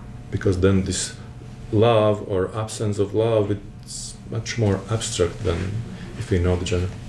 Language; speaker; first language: English; non-native, fluent; Latvian